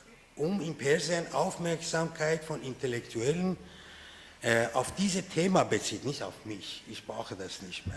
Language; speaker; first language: German; non-native, fluent; Persian